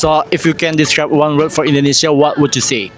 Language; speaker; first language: English; non-native, learner; Indonesian